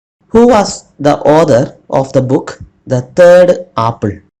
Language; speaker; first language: English; non-native, local second language; Malayalam